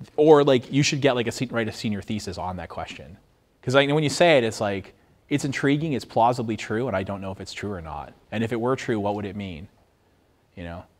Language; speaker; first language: English; native; English